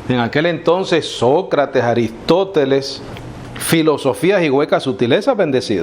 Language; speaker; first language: Spanish; native; Spanish